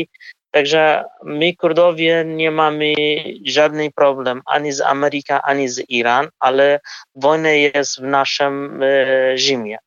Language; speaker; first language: Polish; non-native, fluent; Kurdish